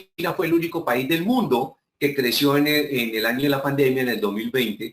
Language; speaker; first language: Spanish; native; Spanish